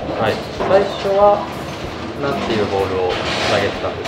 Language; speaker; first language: Japanese; native; Japanese